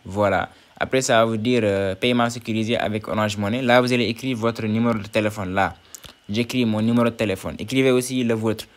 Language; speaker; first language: French; non-native, local second language; Wolof